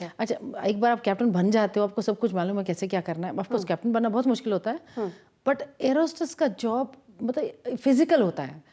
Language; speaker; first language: Hindi; non-native, local second language; Kashmiri